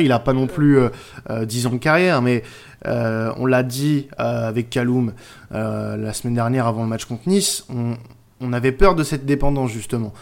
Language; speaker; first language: French; native; French